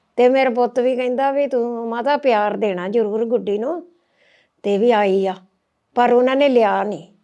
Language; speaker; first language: Punjabi; native; Punjabi